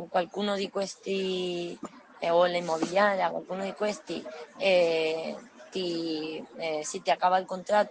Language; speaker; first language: Italian; non-native, learner; Spanish